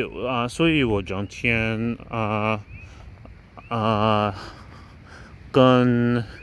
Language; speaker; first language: Chinese; non-native, learner; English